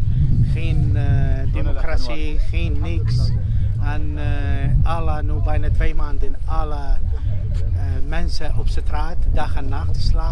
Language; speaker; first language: Dutch; non-native, learner; Arabic